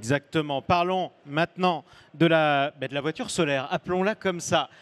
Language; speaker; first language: French; native; French